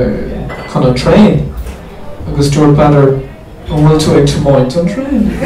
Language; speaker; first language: Irish; non-native, learner; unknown